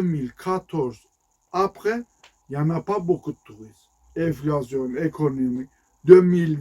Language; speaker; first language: French; non-native, learner; Turkish